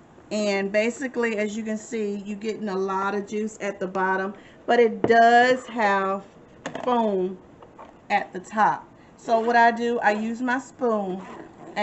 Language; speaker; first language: English; native; English